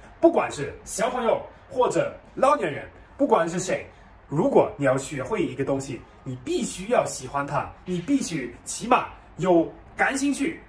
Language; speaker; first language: Chinese; non-native, fluent; German